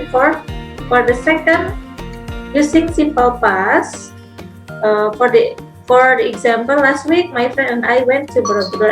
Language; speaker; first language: English; non-native, fluent; Indonesian